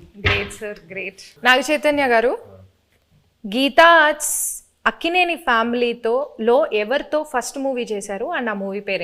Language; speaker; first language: Telugu; native; Telugu